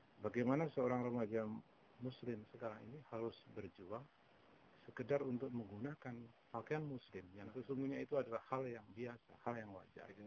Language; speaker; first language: Indonesian; native; Indonesian